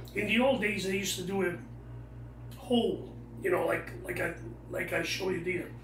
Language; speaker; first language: English; non-native, fluent; Italian